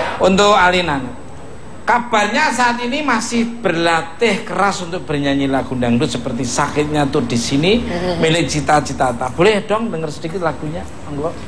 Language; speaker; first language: Indonesian; native; Indonesian